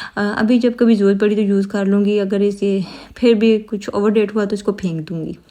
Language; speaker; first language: Urdu; native; Urdu